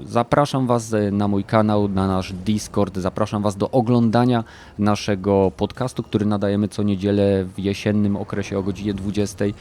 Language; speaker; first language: Polish; native; Polish